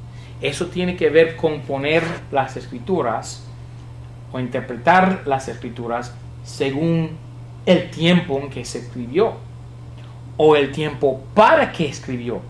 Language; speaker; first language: Spanish; non-native, fluent; English